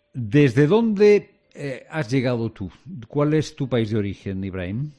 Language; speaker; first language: Spanish; native; Spanish